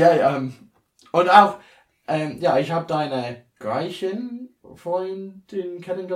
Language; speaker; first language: German; non-native, learner; English